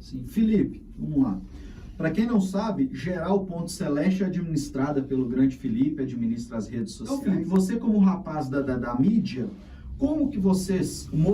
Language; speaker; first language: Portuguese; native; Portuguese